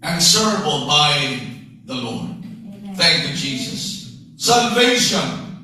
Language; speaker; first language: English; non-native, local second language; Filipino